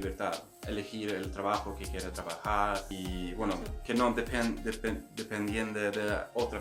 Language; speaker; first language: Spanish; non-native, fluent; Swedish